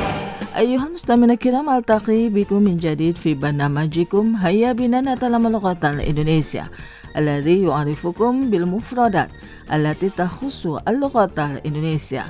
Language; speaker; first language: Arabic; non-native, fluent; Indonesian